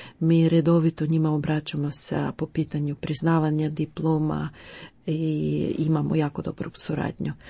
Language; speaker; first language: Croatian; non-native, fluent; Ukrainian